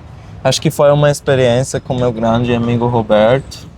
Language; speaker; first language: Portuguese; non-native, fluent; German